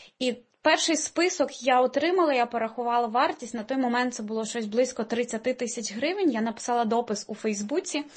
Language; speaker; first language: Ukrainian; native; Ukrainian